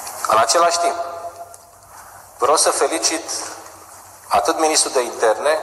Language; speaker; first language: Romanian; native; Romanian